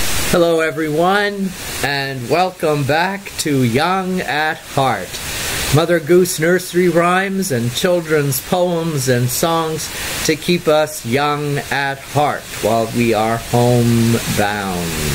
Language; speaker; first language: English; native; English